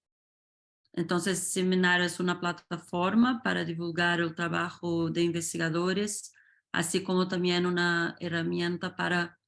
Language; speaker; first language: Spanish; non-native, fluent; Portuguese